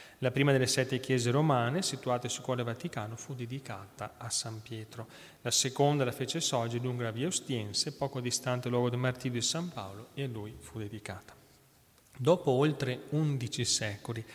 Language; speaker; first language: Italian; native; Italian